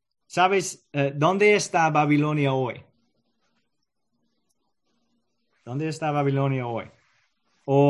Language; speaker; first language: Spanish; non-native, learner; English